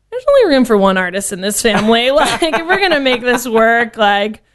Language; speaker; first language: English; native; English